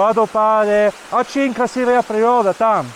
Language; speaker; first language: Russian; non-native, learner; English